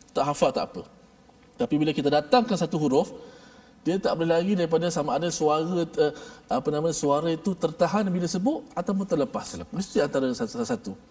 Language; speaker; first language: Malay; native; Malay